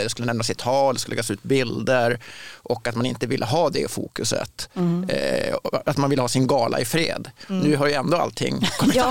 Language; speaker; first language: Swedish; native; Swedish